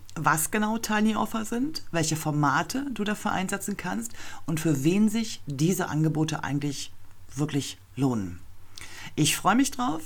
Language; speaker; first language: German; native; German